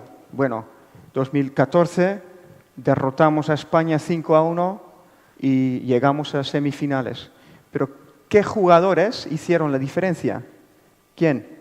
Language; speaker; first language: Spanish; non-native, fluent; Dutch